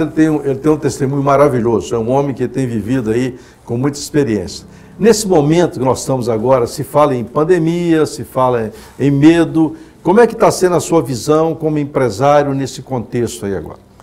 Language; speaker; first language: Portuguese; native; Portuguese